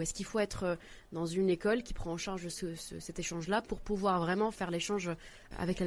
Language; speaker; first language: French; native; French